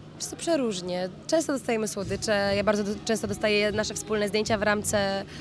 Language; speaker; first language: Polish; native; Polish